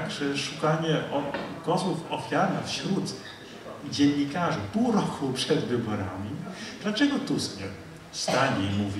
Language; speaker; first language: Polish; non-native, fluent; Dutch